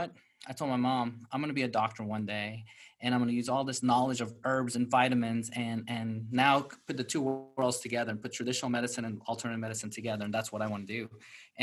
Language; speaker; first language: English; native; English